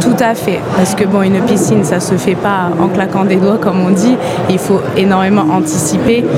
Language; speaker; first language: French; non-native, fluent; English